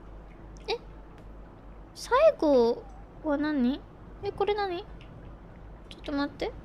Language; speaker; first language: Japanese; non-native, learner; Filipino